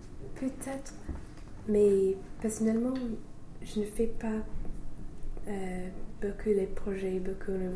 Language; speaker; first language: French; non-native, fluent; English